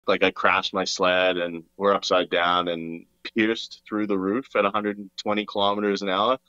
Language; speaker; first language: English; native; English